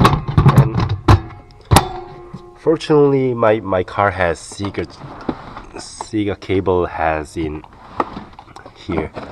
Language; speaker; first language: English; non-native, learner; Korean